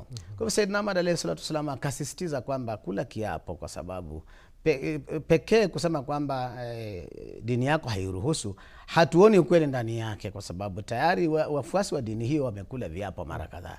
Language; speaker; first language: Swahili; native; Swahili